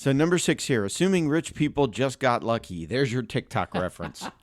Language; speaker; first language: English; native; English